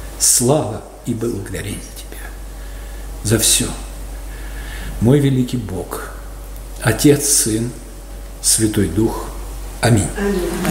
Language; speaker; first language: Russian; native; Russian